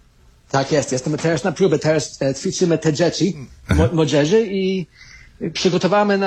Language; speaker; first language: Polish; early bilingual, heritage; Polish